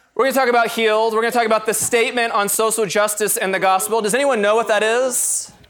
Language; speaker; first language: English; native; English